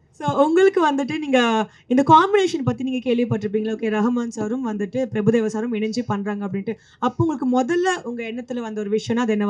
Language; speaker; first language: Tamil; native; Tamil